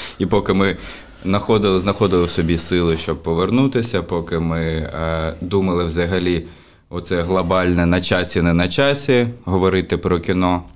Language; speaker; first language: Ukrainian; non-native, local second language; Russian